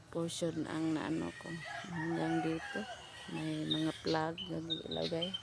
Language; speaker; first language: Filipino; non-native, local second language; Cebuano